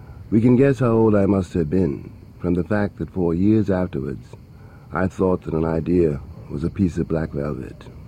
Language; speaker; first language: English; native; English